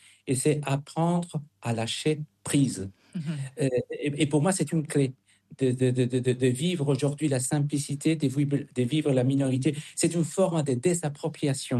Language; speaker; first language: French; non-native, fluent; Spanish